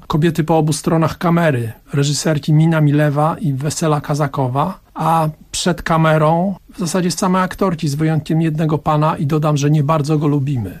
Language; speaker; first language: Polish; native; Polish